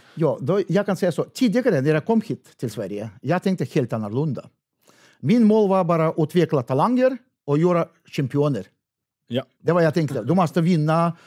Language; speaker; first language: Swedish; non-native, fluent; Russian